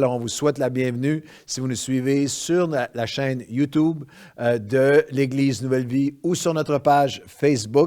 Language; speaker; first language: French; native; French